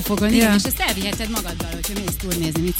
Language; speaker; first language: Hungarian; native; Hungarian